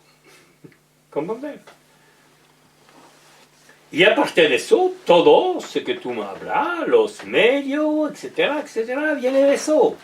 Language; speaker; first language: Spanish; non-native, learner; French